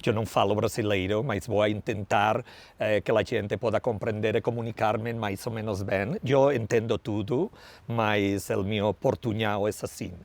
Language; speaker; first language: Portuguese; non-native, learner; Spanish